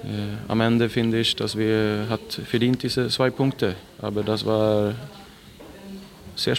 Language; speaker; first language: German; non-native, learner; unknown